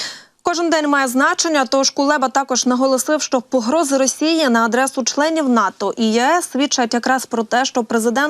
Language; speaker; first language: Ukrainian; native; Ukrainian